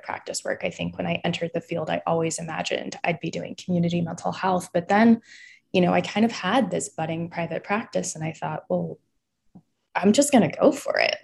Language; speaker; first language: English; native; English